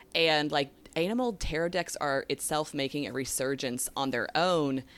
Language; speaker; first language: English; native; English